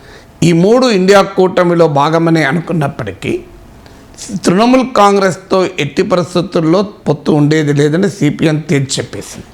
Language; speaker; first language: Telugu; native; Telugu